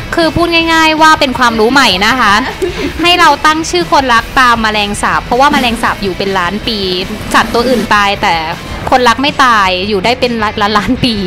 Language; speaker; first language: Thai; early bilingual, heritage; Thai